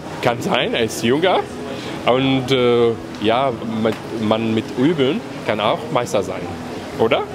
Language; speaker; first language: German; non-native, learner; Arabic